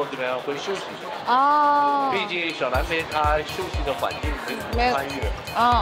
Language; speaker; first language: Chinese; native; Chinese